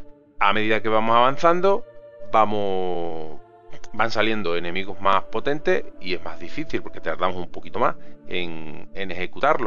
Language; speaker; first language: Spanish; native; Spanish